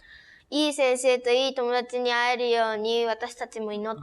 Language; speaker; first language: Japanese; early bilingual, other home language; Korean